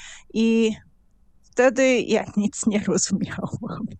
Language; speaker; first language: Polish; non-native, fluent; Korean